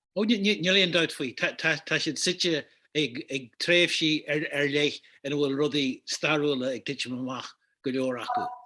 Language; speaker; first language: Irish; native; Irish